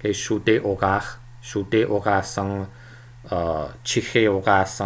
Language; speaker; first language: Mongolian; non-native, fluent; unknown